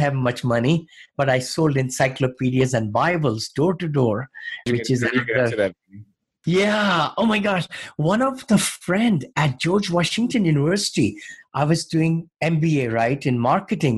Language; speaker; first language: English; non-native, local second language; Hindi